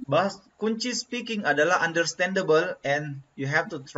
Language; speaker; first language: English; non-native, learner; Indonesian